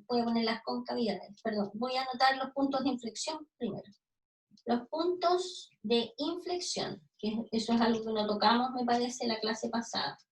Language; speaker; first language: Spanish; native; Spanish